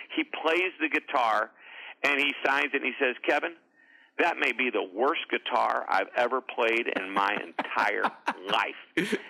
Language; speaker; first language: English; native; English